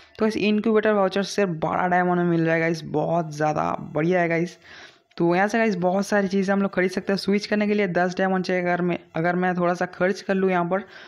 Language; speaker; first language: Hindi; non-native, local second language; Bangla